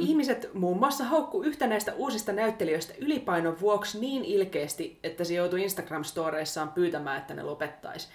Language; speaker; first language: Finnish; native; Finnish